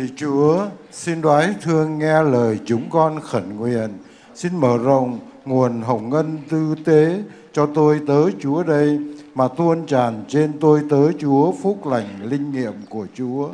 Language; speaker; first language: Vietnamese; native; Vietnamese